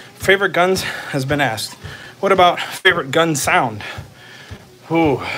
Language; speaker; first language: English; native; English